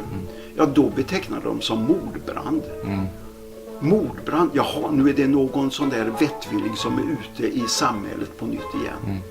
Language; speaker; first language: Swedish; native; Swedish